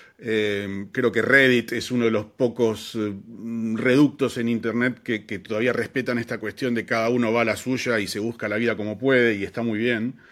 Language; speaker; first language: Spanish; native; Spanish